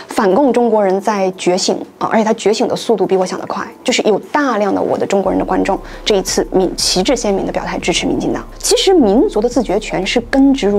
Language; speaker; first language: Chinese; native; Chinese